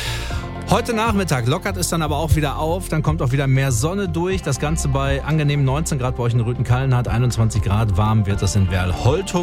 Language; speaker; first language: German; native; German